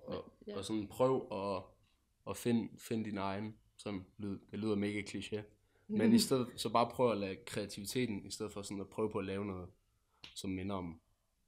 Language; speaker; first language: Danish; native; Danish